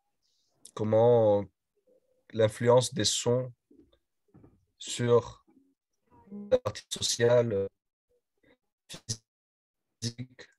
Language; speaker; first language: French; non-native, learner; Spanish